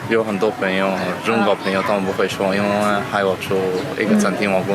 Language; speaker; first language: Chinese; non-native, learner; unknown